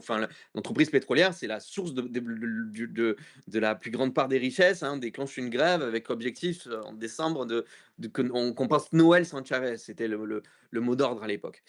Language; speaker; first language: French; native; French